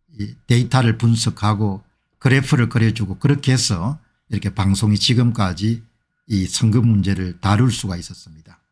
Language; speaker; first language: Korean; native; Korean